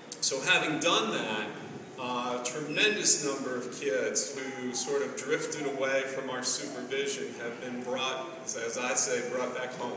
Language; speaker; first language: English; native; English